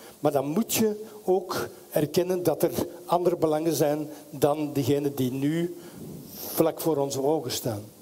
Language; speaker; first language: Dutch; native; Dutch